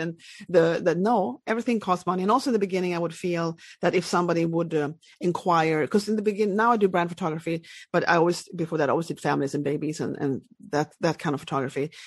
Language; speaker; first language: English; non-native, fluent; Swedish